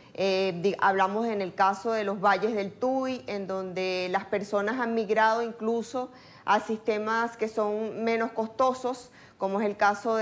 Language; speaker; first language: Spanish; native; Spanish